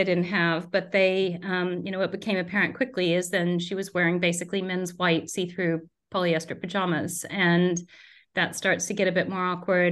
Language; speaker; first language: English; native; English